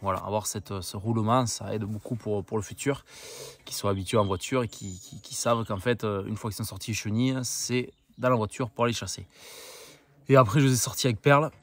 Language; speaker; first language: French; native; French